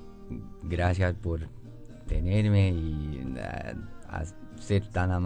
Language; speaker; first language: Spanish; non-native, fluent; English